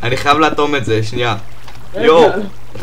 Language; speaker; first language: Hebrew; native; Hebrew